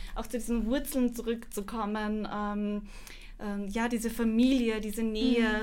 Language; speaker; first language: German; native; German